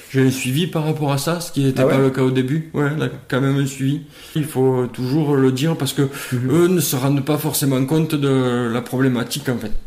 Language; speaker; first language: French; native; French